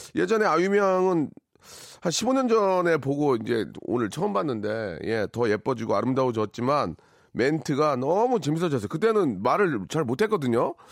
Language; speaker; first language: Korean; native; Korean